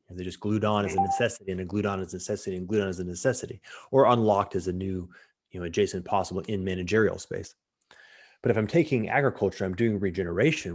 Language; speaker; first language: English; native; English